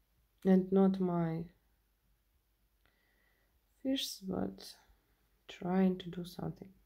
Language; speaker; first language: English; non-native, learner; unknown